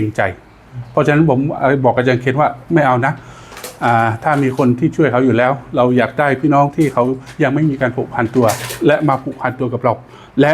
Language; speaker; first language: Thai; native; Thai